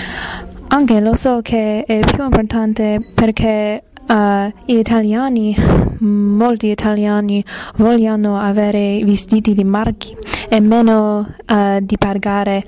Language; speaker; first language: Italian; non-native, learner; English